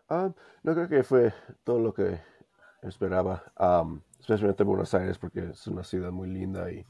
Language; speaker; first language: Spanish; non-native, fluent; English